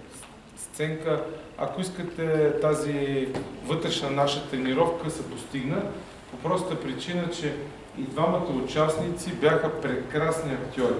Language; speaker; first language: Bulgarian; native; Bulgarian